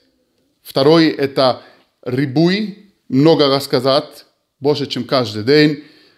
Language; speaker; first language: Russian; early bilingual, heritage; Hebrew